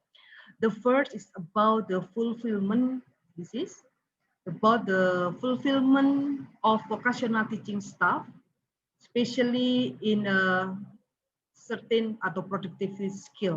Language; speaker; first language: English; non-native, learner; Indonesian